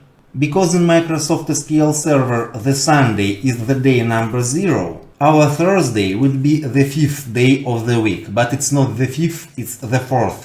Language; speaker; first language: English; non-native, fluent; Russian